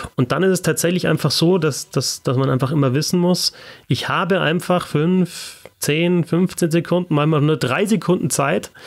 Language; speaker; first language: German; native; German